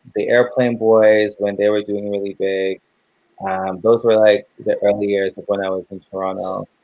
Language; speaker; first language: English; native; English